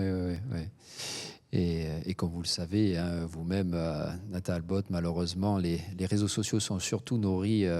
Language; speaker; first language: French; native; French